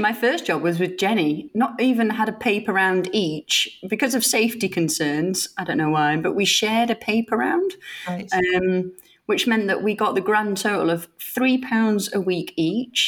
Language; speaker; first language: English; native; English